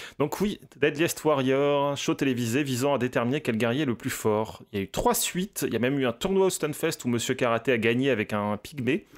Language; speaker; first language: French; native; French